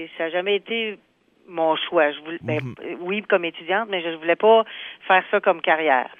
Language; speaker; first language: French; native; French